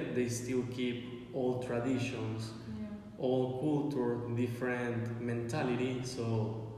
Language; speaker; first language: English; non-native, fluent; Spanish